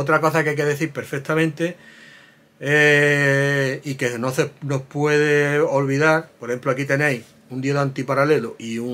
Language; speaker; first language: Spanish; native; Spanish